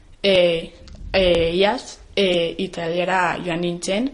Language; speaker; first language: Basque; non-native, learner; Spanish